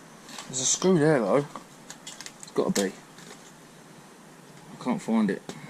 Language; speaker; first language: English; native; English